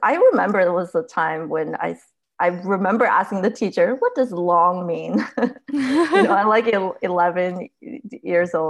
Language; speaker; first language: English; early bilingual, other home language; Chinese